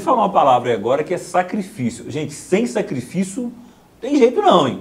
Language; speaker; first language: Portuguese; native; Portuguese